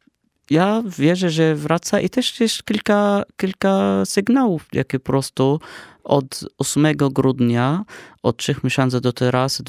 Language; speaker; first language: Polish; non-native, fluent; Arabic